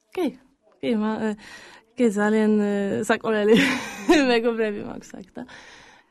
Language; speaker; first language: Georgian; early bilingual, heritage; Georgian